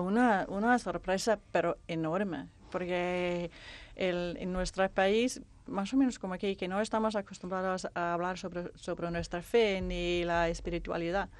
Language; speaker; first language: Spanish; non-native, fluent; Danish